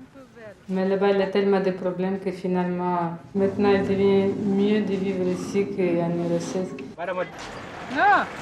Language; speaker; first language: French; non-native, fluent; Russian